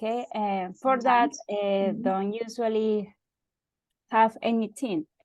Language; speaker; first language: English; non-native, learner; Spanish